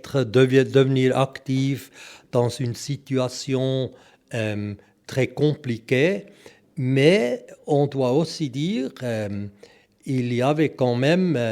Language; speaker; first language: French; non-native, local second language; German